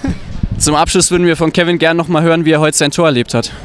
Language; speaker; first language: German; native; German